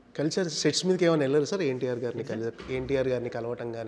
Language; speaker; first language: Telugu; native; Telugu